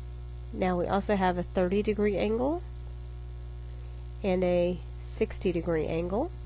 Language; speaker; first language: English; native; English